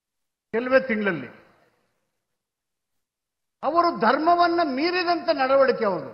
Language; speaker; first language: Kannada; native; Kannada